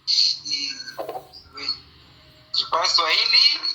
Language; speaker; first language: French; non-native, learner; Swahili